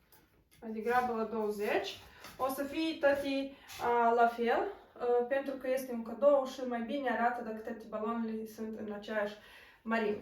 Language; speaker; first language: Romanian; non-native, local second language; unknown